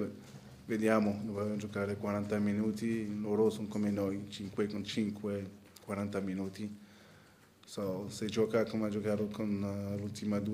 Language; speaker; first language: Italian; non-native, learner; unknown